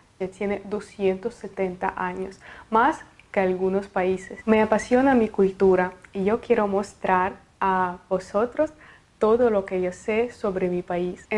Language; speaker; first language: Spanish; non-native, fluent; Russian